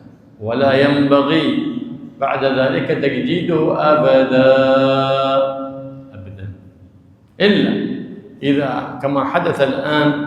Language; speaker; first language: Arabic; native; Arabic